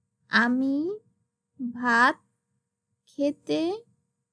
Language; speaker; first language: English; non-native, local second language; Bangla